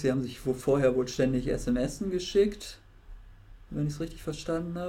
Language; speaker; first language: German; native; German